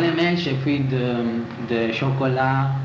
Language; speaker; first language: French; non-native, learner; Italian